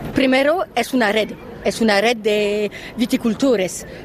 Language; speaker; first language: Spanish; non-native, fluent; French